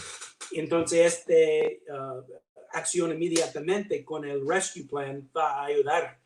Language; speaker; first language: Spanish; non-native, fluent; English